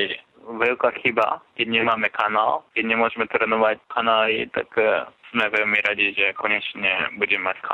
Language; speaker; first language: Slovak; non-native, fluent; Japanese